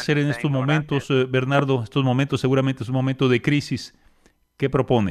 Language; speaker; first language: Spanish; native; Spanish